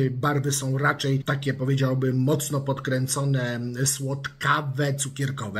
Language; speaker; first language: Polish; native; Polish